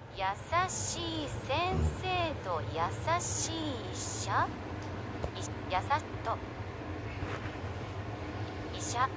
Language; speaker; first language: Japanese; non-native, learner; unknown